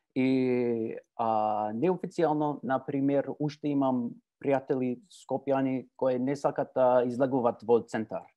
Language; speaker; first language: Macedonian; non-native, fluent; English